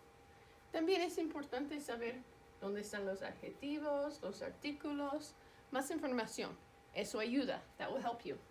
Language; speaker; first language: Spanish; non-native, fluent; English